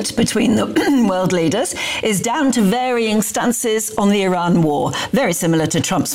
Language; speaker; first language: English; native; English